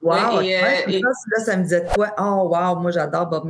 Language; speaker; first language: French; native; French